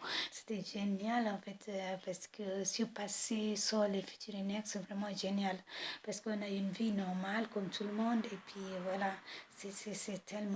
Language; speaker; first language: French; non-native, fluent; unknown